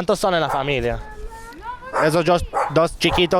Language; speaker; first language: Spanish; non-native, fluent; Hebrew